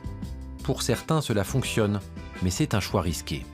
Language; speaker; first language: French; native; French